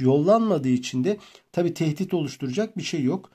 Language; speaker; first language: Turkish; native; Turkish